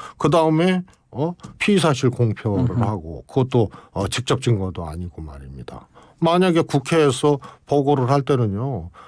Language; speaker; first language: Korean; native; Korean